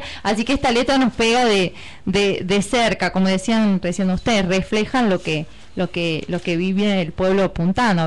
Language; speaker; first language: Spanish; native; Spanish